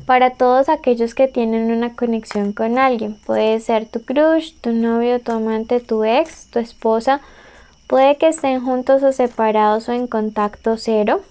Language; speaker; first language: Spanish; native; Spanish